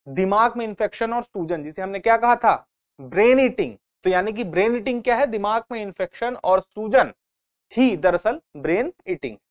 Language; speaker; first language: Hindi; native; Hindi